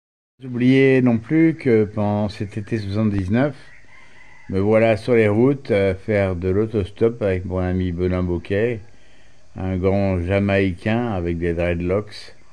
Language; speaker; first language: French; native; French